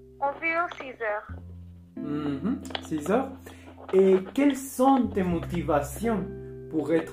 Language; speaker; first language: French; non-native, fluent; Spanish